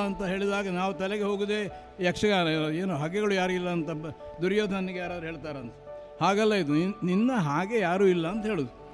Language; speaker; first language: Kannada; non-native, local second language; Marathi